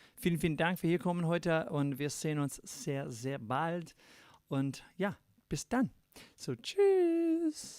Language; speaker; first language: German; non-native, learner; English